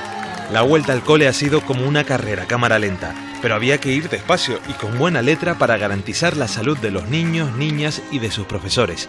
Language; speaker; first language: Spanish; native; Spanish